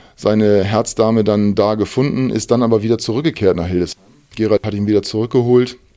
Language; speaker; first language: German; native; German